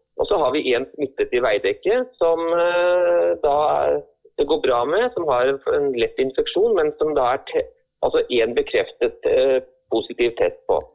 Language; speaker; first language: Norwegian; native; Norwegian